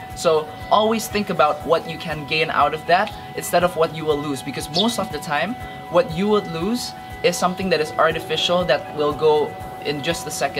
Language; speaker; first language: English; non-native, fluent; Indonesian